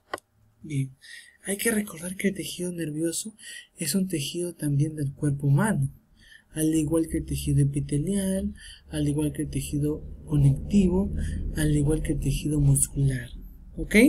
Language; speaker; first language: Spanish; native; Spanish